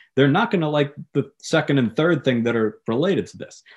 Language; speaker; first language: English; native; English